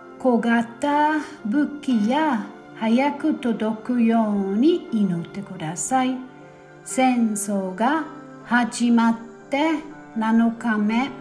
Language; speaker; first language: Japanese; non-native, fluent; German